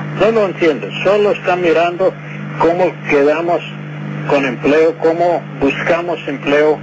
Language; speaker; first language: Spanish; non-native, fluent; English